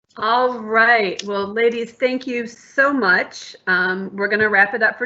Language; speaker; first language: English; native; English